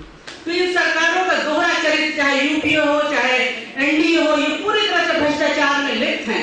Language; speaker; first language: Hindi; native; Hindi